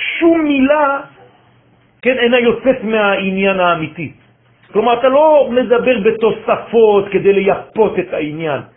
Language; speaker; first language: Hebrew; non-native, fluent; French